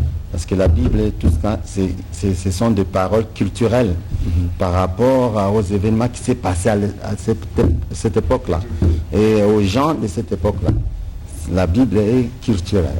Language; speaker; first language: French; non-native, local second language; Lingala